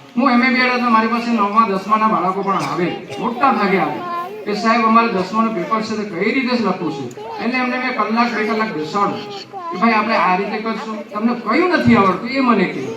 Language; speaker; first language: Gujarati; non-native, local second language; Kukna